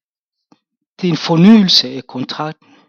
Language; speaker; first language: Danish; non-native, fluent; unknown